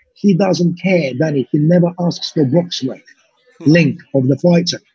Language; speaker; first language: English; non-native, fluent; Russian